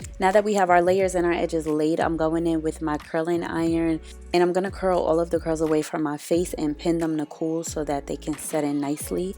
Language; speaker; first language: English; native; English